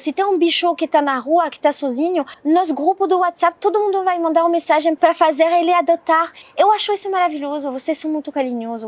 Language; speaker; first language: Portuguese; non-native, learner; French